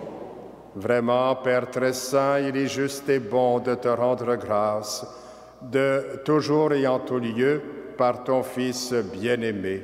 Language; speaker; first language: French; native; French